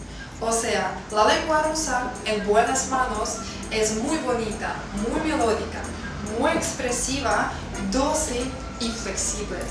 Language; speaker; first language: Spanish; non-native, fluent; Russian